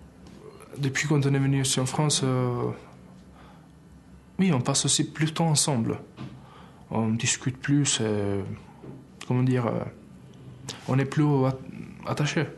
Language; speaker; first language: French; early bilingual, other home language; Albanian